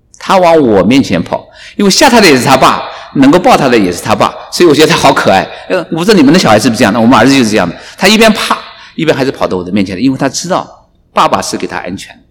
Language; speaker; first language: Chinese; native; Chinese